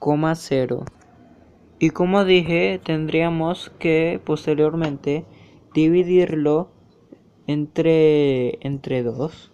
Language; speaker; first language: Spanish; native; Spanish